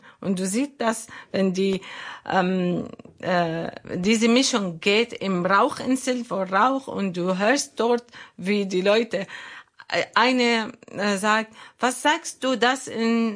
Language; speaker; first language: German; non-native, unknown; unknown